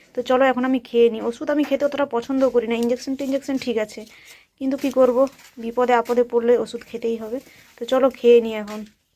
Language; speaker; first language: Bangla; native; Bangla